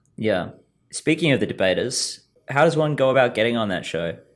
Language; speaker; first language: English; native; English